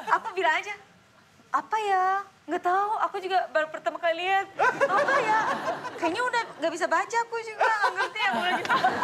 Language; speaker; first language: Indonesian; non-native, fluent; Japanese